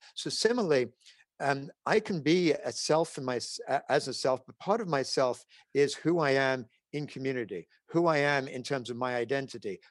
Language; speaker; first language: English; native; English